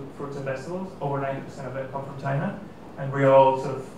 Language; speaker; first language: English; non-native, fluent; Catalan